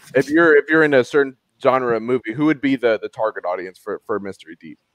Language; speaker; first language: English; native; English